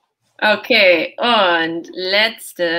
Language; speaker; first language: German; non-native, fluent; English